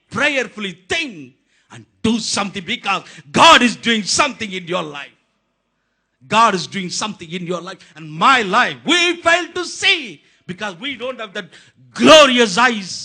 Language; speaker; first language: English; non-native, local second language; Tamil